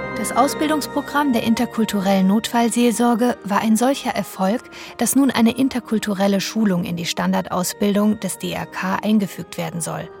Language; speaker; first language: German; native; German